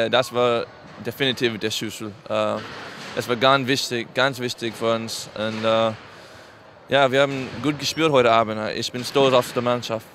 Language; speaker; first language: German; non-native, learner; English